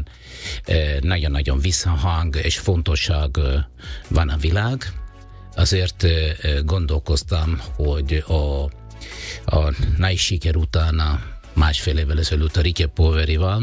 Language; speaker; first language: Hungarian; non-native, fluent; Italian